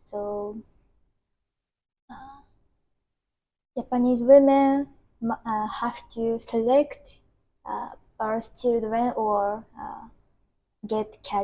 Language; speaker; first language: English; non-native, learner; Japanese